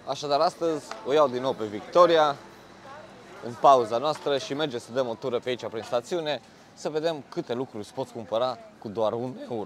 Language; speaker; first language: Romanian; native; Romanian